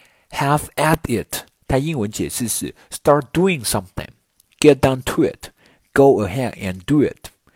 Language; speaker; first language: English; non-native, fluent; Chinese